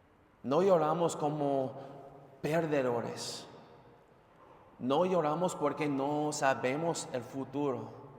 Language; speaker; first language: Spanish; non-native, fluent; English